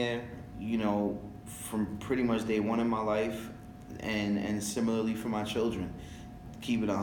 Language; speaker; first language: English; early bilingual, other home language; French